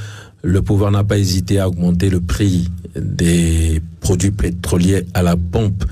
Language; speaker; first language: French; non-native, local second language; Ewe